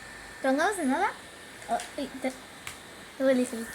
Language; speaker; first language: Spanish; native; Spanish